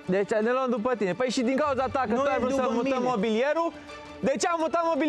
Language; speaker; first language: Romanian; native; Romanian